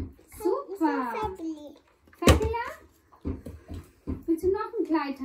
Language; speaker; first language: German; non-native, learner; Bangla